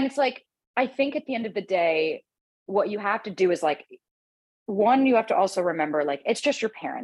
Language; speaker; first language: English; native; English